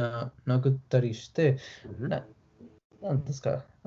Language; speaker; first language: Japanese; non-native, learner; English